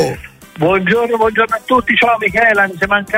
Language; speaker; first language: Italian; native; Italian